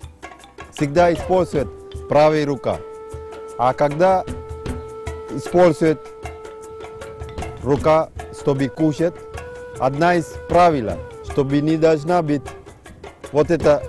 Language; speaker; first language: Russian; non-native, fluent; Sinhala